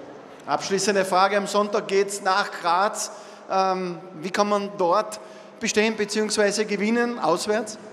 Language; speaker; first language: German; native; German